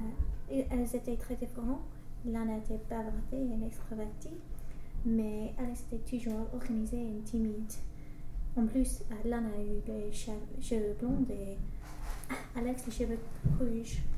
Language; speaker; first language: French; non-native, learner; English